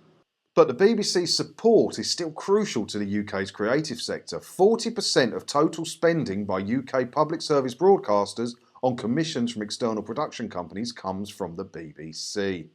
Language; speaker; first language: English; native; English